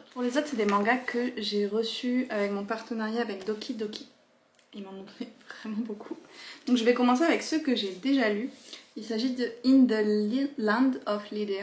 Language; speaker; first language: French; native; French